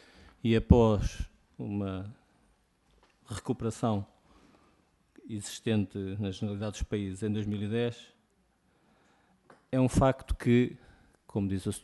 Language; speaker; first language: Portuguese; native; Portuguese